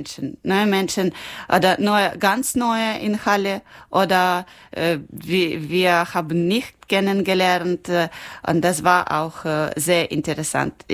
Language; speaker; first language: German; non-native, learner; Ukrainian